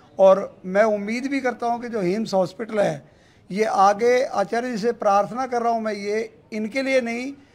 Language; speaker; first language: Hindi; native; Hindi